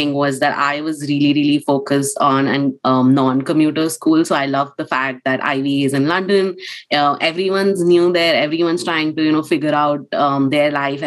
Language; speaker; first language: English; non-native, local second language; Hindi